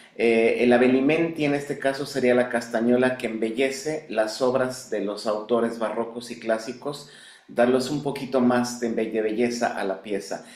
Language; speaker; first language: Spanish; native; Spanish